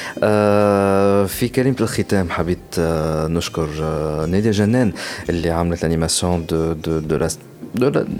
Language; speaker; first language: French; non-native, local second language; Arabic